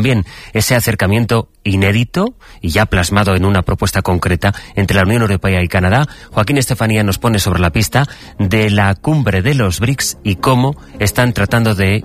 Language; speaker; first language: Spanish; native; Spanish